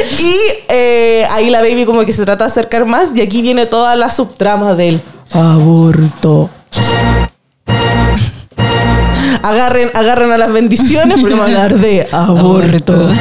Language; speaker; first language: Spanish; native; Spanish